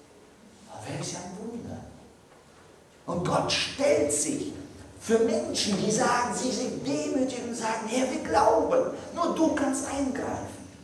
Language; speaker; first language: German; non-native, fluent; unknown